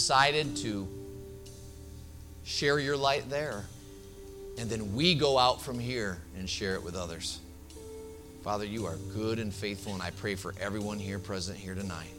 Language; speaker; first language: English; native; English